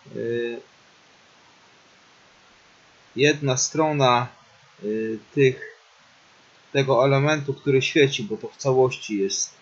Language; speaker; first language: Polish; native; Polish